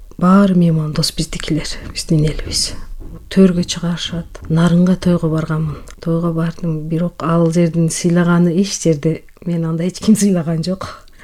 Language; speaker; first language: Kyrgyz; non-native, local second language; Turkish